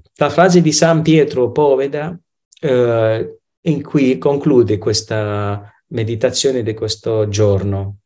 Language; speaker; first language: Italian; non-native, fluent; Romanian